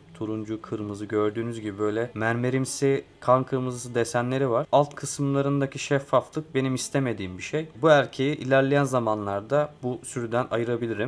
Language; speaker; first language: Turkish; native; Turkish